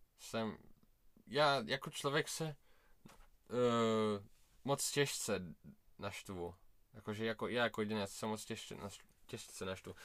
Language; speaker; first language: Czech; early bilingual, other home language; Russian